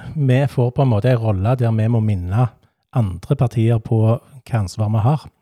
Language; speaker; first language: Norwegian; native; Norwegian